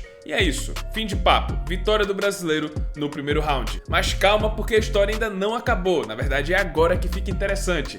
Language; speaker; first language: Portuguese; native; Portuguese